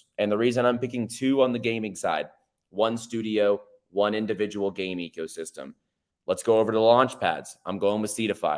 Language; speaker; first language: English; native; English